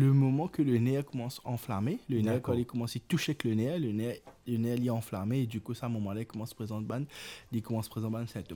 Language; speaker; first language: French; non-native, local second language; Morisyen